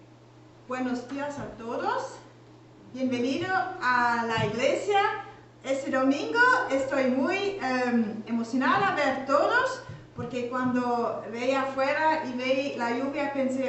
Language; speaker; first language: Spanish; non-native, learner; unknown